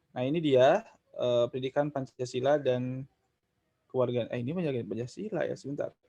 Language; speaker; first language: Indonesian; non-native, local second language; Sundanese